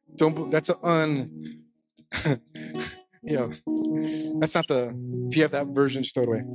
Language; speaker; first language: English; native; English